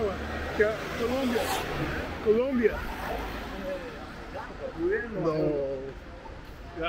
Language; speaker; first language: Spanish; non-native, learner; English